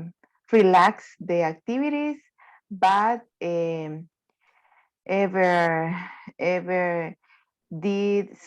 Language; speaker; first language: English; non-native, learner; Spanish